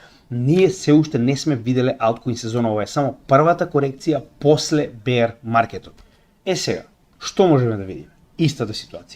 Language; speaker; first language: Macedonian; native; Macedonian